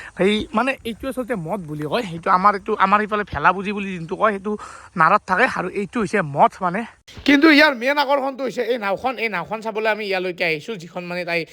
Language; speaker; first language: Assamese; native; Assamese